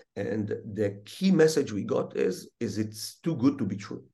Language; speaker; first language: English; early bilingual, other home language; Hebrew